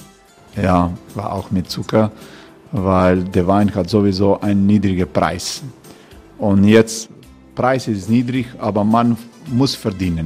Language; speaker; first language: German; non-native, learner; Croatian